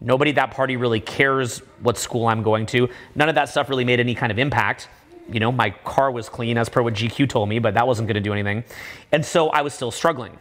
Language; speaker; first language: English; native; English